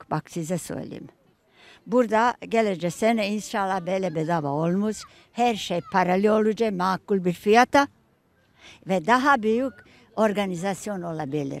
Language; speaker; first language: Turkish; non-native, fluent; Serbian